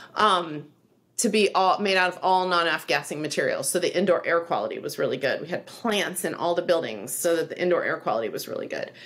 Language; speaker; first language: English; native; English